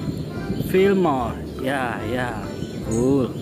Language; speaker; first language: English; non-native, learner; Indonesian